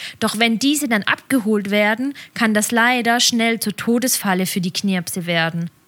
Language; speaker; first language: German; native; German